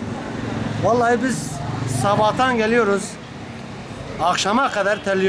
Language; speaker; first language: Turkish; native; Turkish